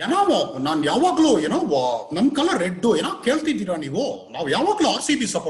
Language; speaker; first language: Kannada; non-native, local second language; Tamil